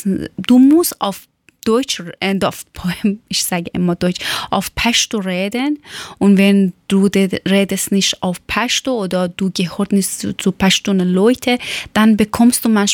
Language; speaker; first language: German; non-native, learner; Persian